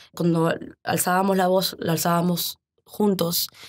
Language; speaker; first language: Spanish; early bilingual, heritage; Spanish